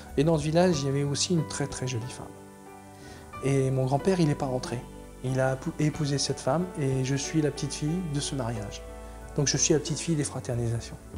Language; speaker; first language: French; native; French